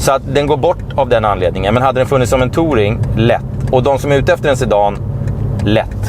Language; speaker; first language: Swedish; native; Swedish